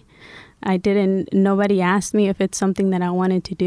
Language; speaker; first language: English; early bilingual, other home language; Spanish